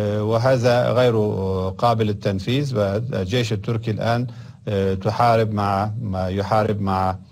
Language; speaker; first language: Arabic; non-native, fluent; Turkish